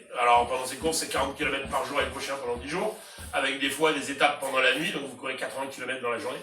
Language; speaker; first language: French; native; French